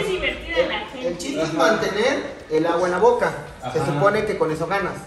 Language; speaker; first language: Spanish; native; Spanish